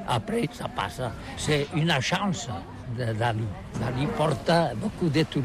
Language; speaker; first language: French; non-native, learner; Catalan